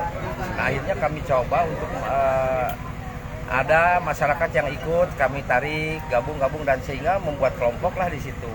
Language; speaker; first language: Indonesian; native; Indonesian